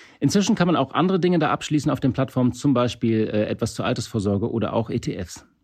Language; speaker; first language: German; native; German